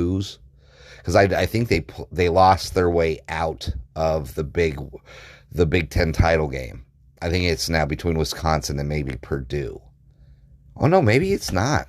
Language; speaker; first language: English; native; English